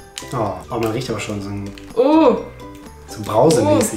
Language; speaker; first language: German; native; German